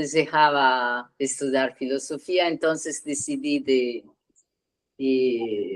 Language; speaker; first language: Spanish; non-native, learner; Italian